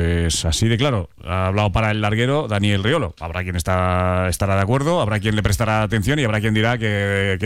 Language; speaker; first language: Spanish; native; Spanish